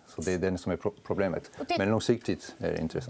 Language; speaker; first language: Swedish; non-native, fluent; French